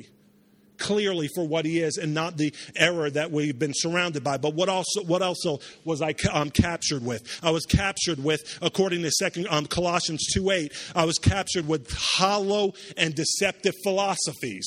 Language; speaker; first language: English; native; English